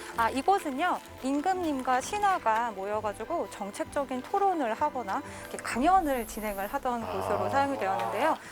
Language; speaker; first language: Korean; native; Korean